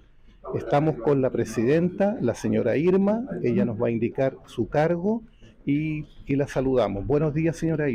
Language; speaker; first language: Spanish; native; Spanish